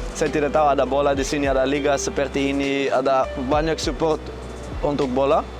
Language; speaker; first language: Indonesian; non-native, fluent; Dutch